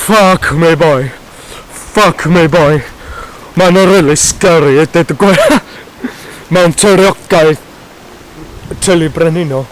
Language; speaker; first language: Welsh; non-native, learner; English